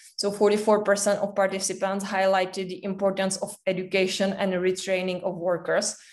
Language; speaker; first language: English; non-native, fluent; Czech